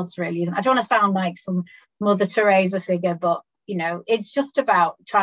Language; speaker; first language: English; native; English